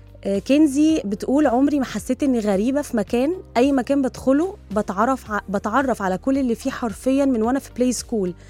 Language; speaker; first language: Arabic; native; Arabic